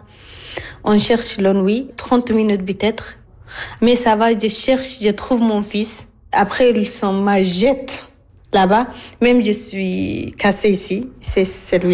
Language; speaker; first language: French; non-native, learner; Arabic